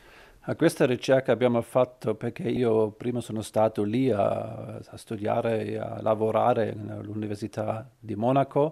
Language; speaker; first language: Italian; non-native, learner; German